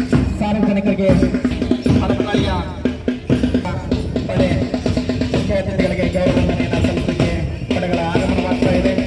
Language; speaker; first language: Kannada; native; Kannada